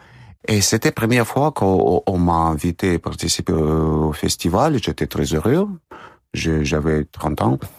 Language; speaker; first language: French; non-native, fluent; Russian